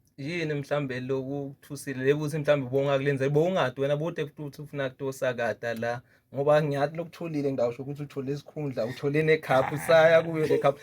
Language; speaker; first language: Zulu; native; Zulu